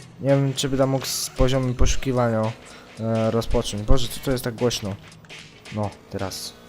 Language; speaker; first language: Polish; native; Polish